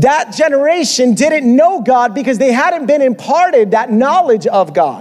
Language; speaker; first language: English; early bilingual, other home language; Spanish